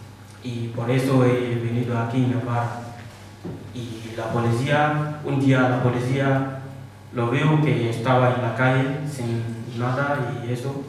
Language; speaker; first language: Spanish; non-native, fluent; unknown